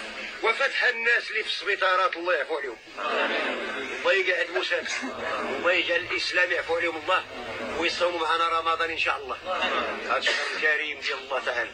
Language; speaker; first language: Arabic; native; Arabic